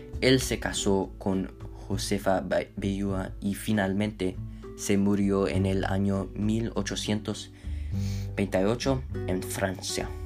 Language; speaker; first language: Spanish; non-native, learner; English